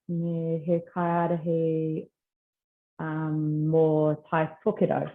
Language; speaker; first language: Māori; non-native, local second language; English